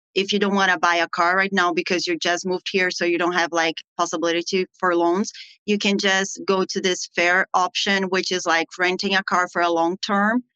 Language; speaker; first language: English; non-native, fluent; Portuguese